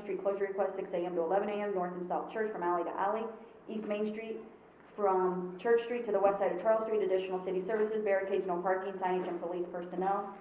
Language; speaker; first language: English; native; English